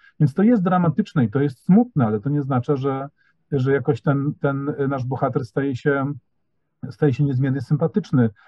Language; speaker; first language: Polish; native; Polish